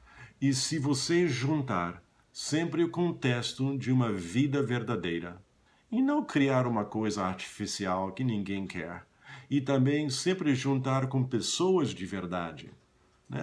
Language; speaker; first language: Portuguese; non-native, fluent; English